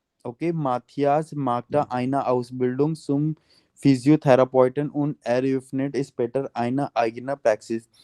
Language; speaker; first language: German; non-native, fluent; Hindi